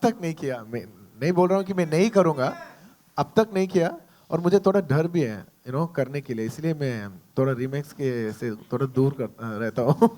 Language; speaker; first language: Hindi; non-native, local second language; Telugu